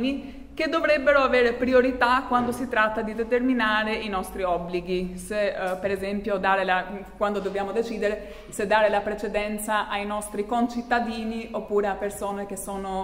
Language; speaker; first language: Italian; non-native, fluent; Albanian